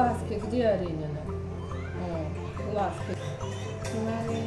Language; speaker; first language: Korean; native; Korean